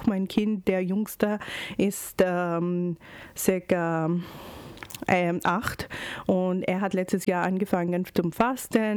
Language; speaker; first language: German; non-native, fluent; Urdu